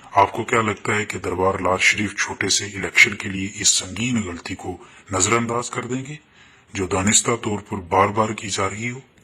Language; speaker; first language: Urdu; non-native, local second language; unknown